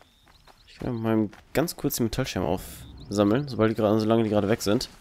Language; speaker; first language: German; native; German